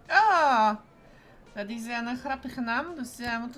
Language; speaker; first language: Dutch; non-native, learner; Polish